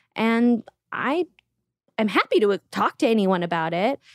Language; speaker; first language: English; early bilingual, other home language; Russian